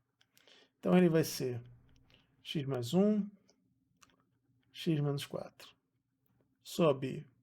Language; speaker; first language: Portuguese; native; Portuguese